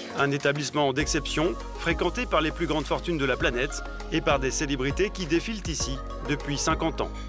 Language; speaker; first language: French; native; French